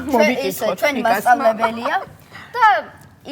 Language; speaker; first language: Georgian; early bilingual, heritage; Georgian